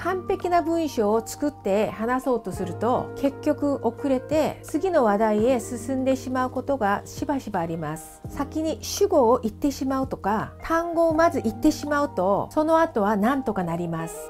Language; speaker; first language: Japanese; non-native, fluent; Korean